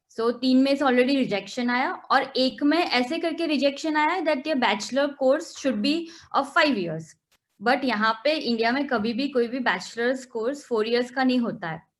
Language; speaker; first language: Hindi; non-native, local second language; Gujarati